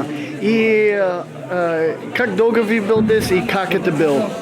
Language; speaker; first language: Russian; non-native, learner; English